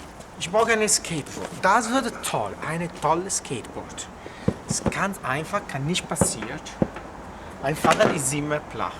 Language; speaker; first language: German; non-native, learner; Italian